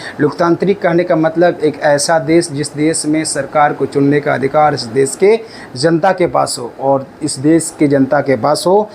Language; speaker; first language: Hindi; native; Hindi